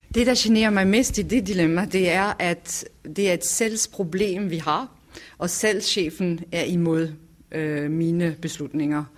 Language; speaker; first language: Danish; native; Danish